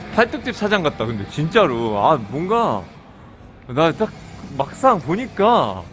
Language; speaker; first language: Korean; native; Korean